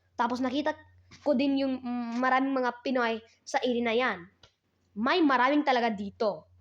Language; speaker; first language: Filipino; non-native, learner; Hindi